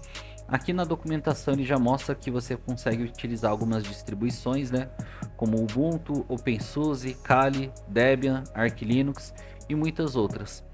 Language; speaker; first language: Portuguese; native; Portuguese